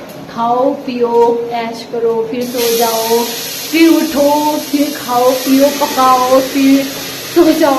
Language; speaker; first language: Hindi; non-native, local second language; Nepali